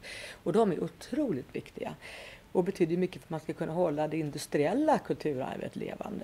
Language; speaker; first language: Swedish; native; Swedish